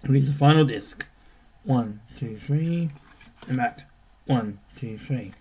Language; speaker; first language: English; native; English